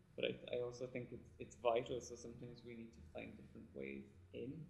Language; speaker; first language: English; native; English